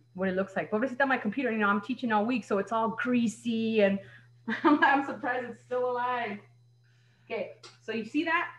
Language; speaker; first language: English; native; English